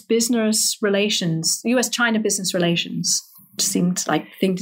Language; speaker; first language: English; native; English